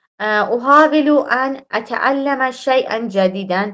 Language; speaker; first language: Arabic; non-native, learner; Persian